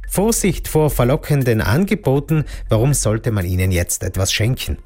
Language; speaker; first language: German; native; German